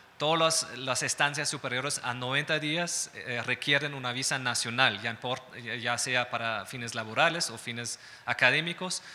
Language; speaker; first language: Spanish; non-native, fluent; German